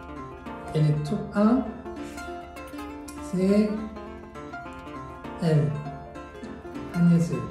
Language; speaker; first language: French; non-native, fluent; Korean